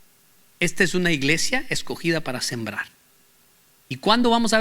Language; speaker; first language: Spanish; native; Spanish